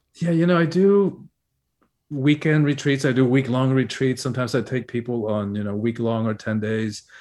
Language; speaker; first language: English; early bilingual, other home language; Spanish